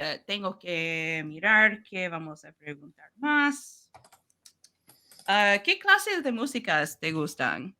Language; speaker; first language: Spanish; non-native, learner; English